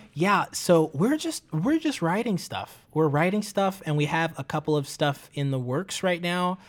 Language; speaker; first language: English; early bilingual, other home language; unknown